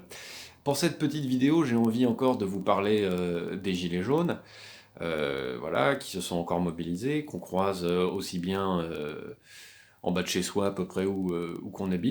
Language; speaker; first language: French; native; French